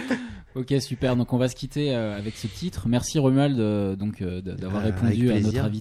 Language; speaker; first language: French; native; French